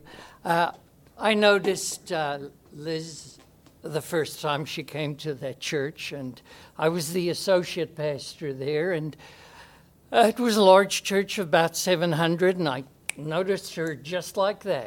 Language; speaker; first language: English; native; English